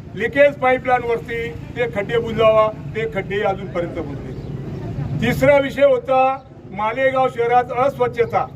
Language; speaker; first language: Hindi; non-native, local second language; Urdu